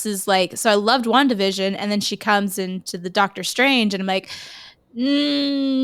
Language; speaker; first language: English; native; English